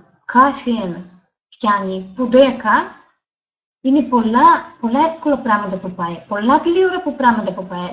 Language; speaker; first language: Greek; non-native, learner; Russian